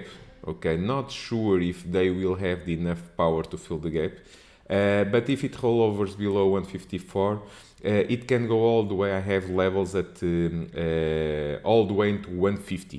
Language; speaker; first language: English; non-native, fluent; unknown